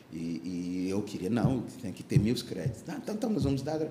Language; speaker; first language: Portuguese; non-native, fluent; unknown